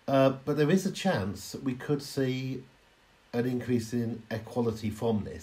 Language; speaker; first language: English; native; English